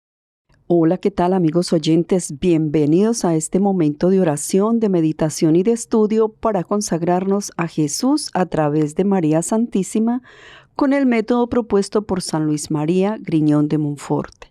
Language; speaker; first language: Spanish; native; Spanish